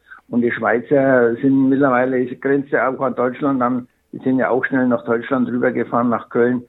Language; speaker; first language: German; native; German